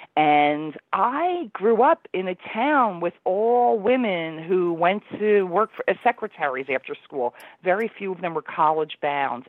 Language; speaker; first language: English; native; English